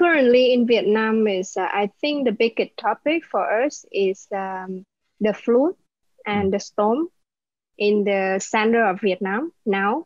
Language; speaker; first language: English; non-native, learner; Vietnamese